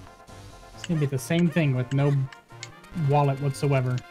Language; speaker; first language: English; native; English